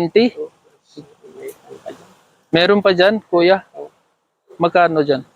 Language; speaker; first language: Filipino; non-native, learner; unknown